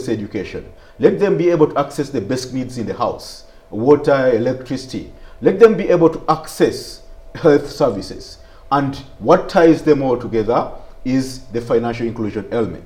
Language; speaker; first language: English; non-native, local second language; Ganda